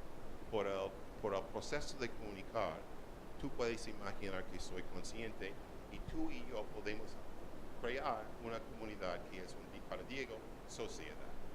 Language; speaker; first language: Spanish; non-native, learner; English